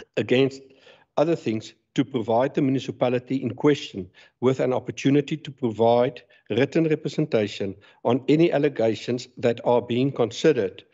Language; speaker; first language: English; non-native, local second language; Afrikaans